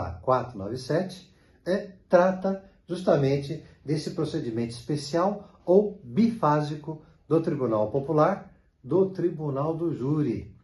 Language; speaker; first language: Portuguese; native; Portuguese